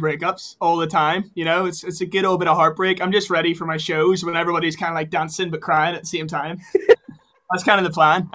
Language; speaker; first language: English; native; English